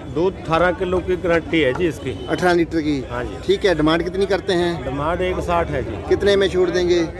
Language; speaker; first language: Hindi; non-native, local second language; Punjabi